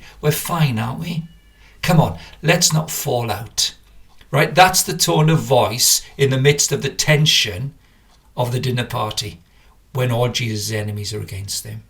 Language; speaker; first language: English; native; English